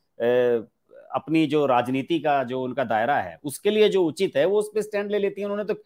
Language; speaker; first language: Hindi; native; Hindi